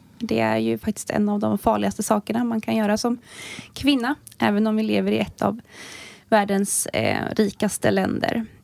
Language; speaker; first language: Swedish; native; Swedish